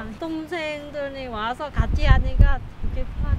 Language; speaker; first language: Korean; non-native, fluent; Vietnamese